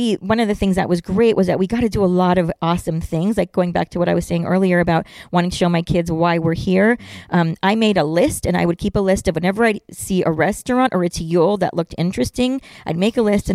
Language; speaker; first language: English; native; English